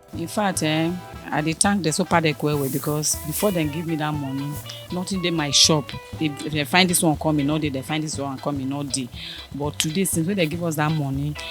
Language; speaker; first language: Nigerian Pidgin; native; Nigerian Pidgin